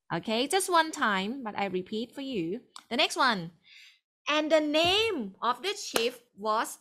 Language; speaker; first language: English; non-native, fluent; Thai